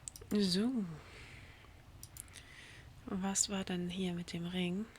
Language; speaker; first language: German; native; German